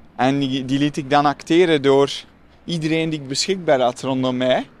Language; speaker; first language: Dutch; native; Dutch